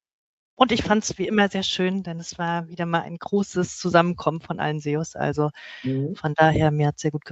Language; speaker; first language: German; native; German